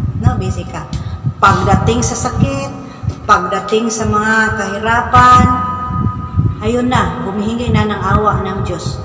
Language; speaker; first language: Filipino; non-native, local second language; Cebuano